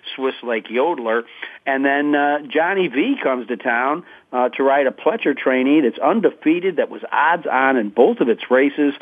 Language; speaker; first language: English; native; English